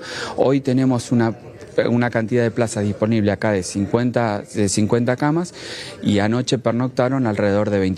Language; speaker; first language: Spanish; native; Spanish